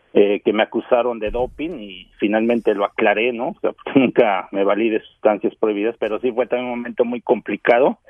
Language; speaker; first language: Spanish; native; Spanish